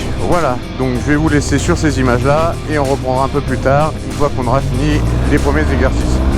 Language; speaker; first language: French; native; French